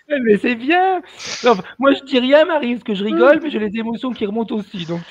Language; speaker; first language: French; native; French